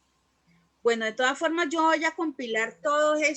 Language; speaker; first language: Spanish; native; Spanish